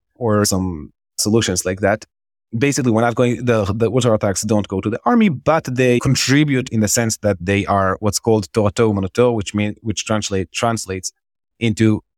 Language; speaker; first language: English; non-native, fluent; Hebrew